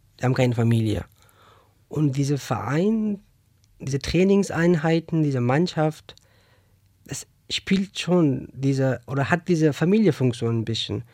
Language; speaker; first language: German; non-native, fluent; Persian